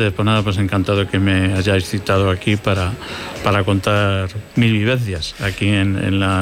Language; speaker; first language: Spanish; native; Spanish